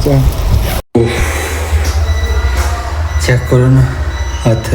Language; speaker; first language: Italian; non-native, learner; Punjabi